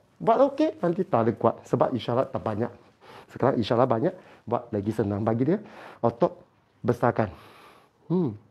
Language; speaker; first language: Malay; non-native, local second language; Chinese